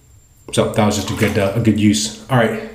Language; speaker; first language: English; native; English